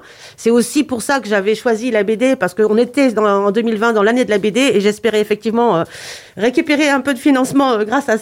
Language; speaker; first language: French; native; French